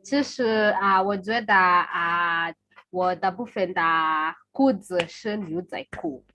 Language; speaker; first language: Chinese; non-native, learner; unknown